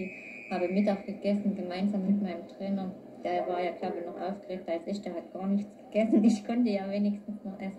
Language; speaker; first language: German; native; German